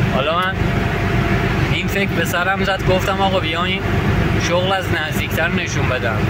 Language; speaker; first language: Persian; non-native, local second language; Azerbaijani